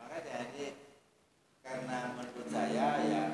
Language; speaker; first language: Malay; non-native, local second language; Javanese